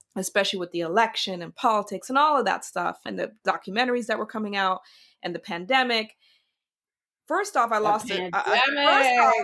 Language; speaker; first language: English; early bilingual, other home language; Dutch